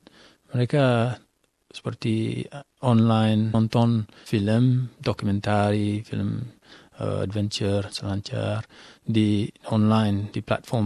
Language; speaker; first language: Indonesian; non-native, fluent; English